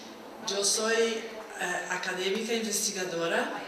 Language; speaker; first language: Spanish; non-native, fluent; Portuguese